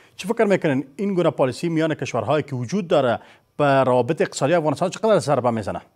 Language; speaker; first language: Persian; native; Persian